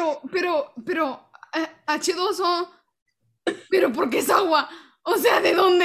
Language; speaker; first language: Spanish; early bilingual, heritage; Spanish